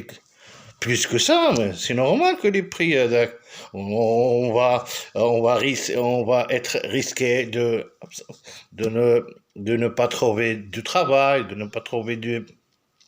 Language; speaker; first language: French; non-native, local second language; Arabic